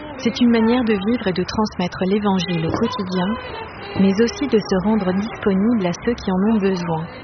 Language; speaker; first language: French; native; French